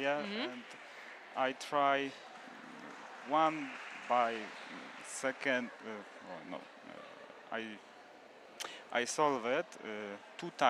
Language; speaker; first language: English; non-native, learner; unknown